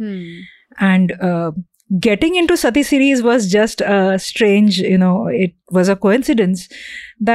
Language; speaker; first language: English; non-native, local second language; Bangla